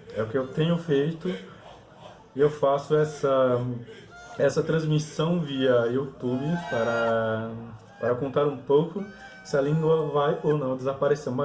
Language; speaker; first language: Portuguese; non-native, local second language; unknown